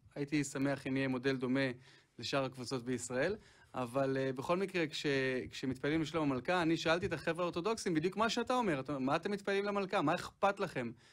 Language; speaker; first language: Hebrew; native; Hebrew